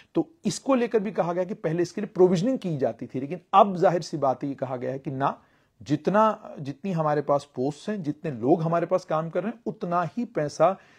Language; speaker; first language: Hindi; non-native, local second language; Kashmiri